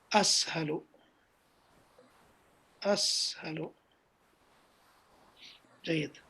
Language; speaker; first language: Arabic; non-native, fluent; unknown